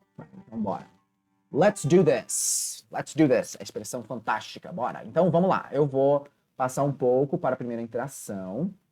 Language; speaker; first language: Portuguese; native; Portuguese